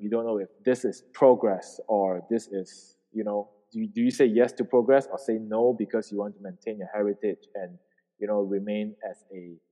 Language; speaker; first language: English; non-native, local second language; Min Nan Chinese